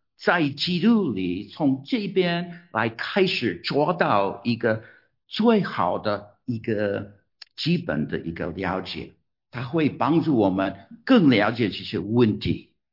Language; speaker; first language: Chinese; non-native, fluent; English